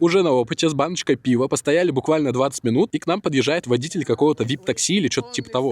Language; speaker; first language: Russian; native; Russian